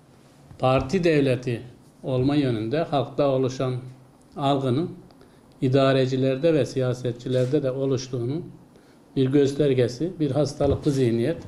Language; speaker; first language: Turkish; native; Turkish